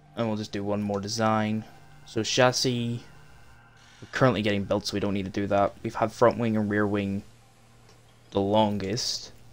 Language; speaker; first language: English; native; English